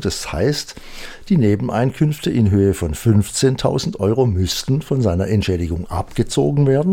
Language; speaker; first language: German; native; German